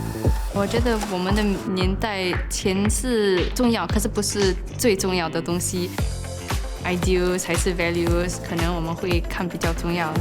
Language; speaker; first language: Chinese; non-native, local second language; English